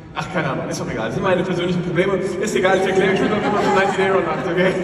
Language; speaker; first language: German; native; German